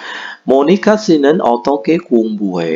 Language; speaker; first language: Korean; non-native, fluent; Indonesian